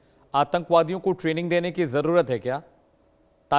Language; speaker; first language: Hindi; native; Hindi